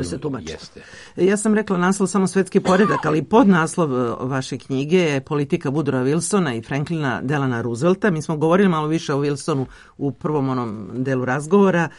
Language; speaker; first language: Serbian; native; Serbian